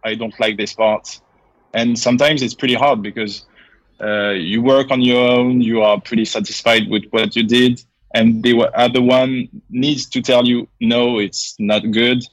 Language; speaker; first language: English; non-native, fluent; French